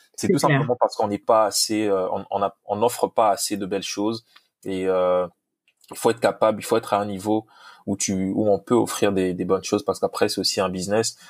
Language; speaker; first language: French; non-native, local second language; Lingala